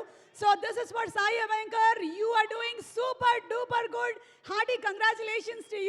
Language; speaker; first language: Telugu; native; Telugu